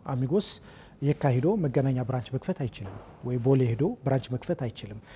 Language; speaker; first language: Amharic; native; Amharic